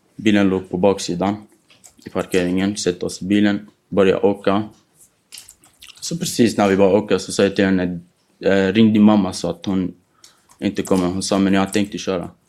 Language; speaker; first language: Swedish; non-native, fluent; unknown